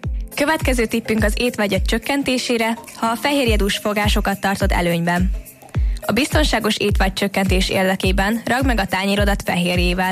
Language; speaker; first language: Hungarian; native; Hungarian